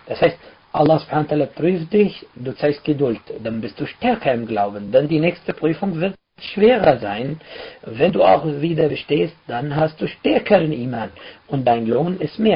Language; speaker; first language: German; non-native, fluent; Arabic